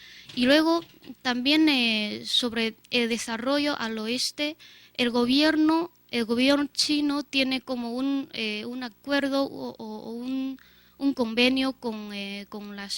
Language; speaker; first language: Spanish; non-native, fluent; Chinese